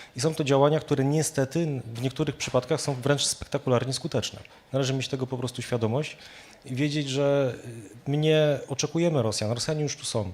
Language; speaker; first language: Polish; native; Polish